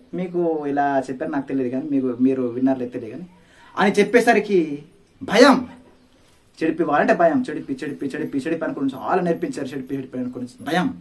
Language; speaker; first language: Telugu; non-native, local second language; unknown